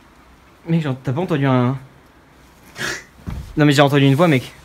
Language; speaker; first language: French; native; French